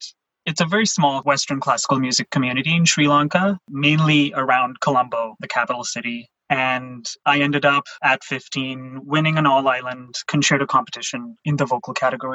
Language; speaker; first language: English; non-native, local second language; Sinhala